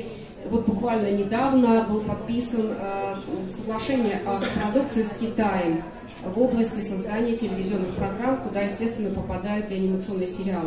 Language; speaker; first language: Russian; native; Russian